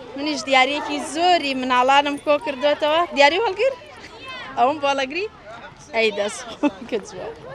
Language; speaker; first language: Central Kurdish; native; Central Kurdish